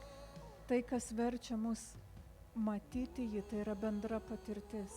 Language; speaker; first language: Lithuanian; native; Lithuanian